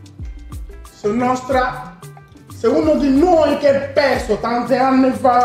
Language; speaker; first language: Italian; non-native, learner; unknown